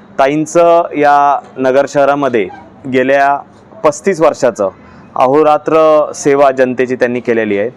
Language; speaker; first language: Marathi; native; Marathi